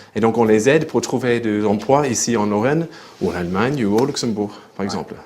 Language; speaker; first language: French; non-native, local second language; English